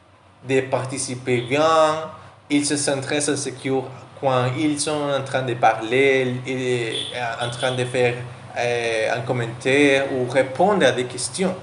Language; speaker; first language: French; non-native, learner; Spanish